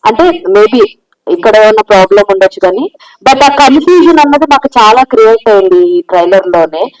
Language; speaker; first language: Telugu; native; Telugu